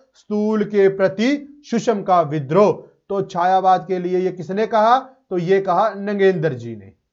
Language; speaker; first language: Hindi; non-native, local second language; Punjabi